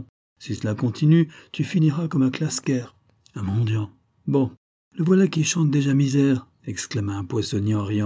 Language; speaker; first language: French; native; French